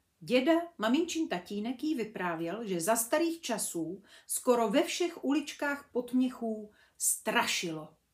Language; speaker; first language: Czech; native; Czech